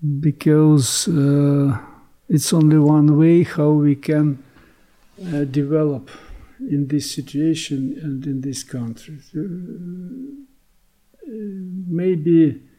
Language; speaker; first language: English; non-native, learner; Ukrainian